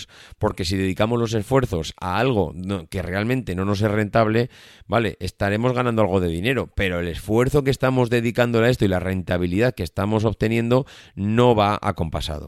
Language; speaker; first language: Spanish; native; Spanish